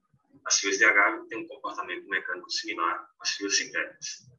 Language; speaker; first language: Portuguese; native; Portuguese